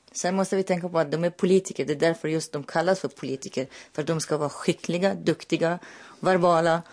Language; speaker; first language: Swedish; non-native, fluent; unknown